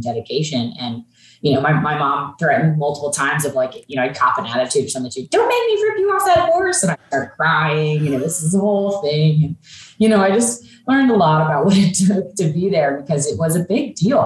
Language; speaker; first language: English; native; English